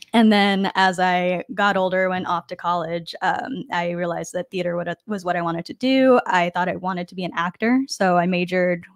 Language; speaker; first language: English; native; English